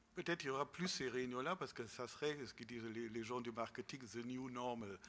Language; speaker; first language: French; non-native, fluent; German